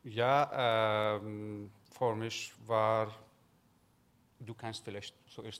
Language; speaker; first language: German; non-native, learner; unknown